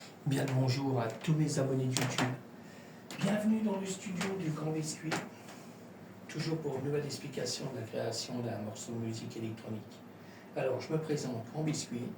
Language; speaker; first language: French; native; French